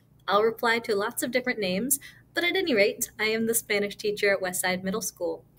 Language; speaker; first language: English; native; English